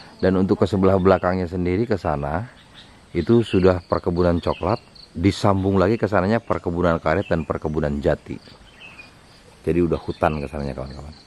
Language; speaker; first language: Indonesian; non-native, local second language; Sundanese